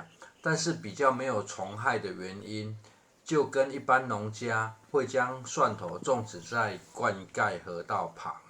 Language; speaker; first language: Chinese; native; Chinese